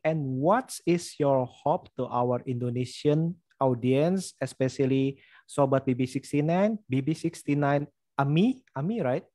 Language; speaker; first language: English; non-native, learner; Indonesian